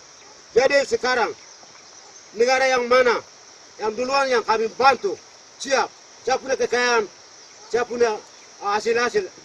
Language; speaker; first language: Indonesian; non-native, local second language; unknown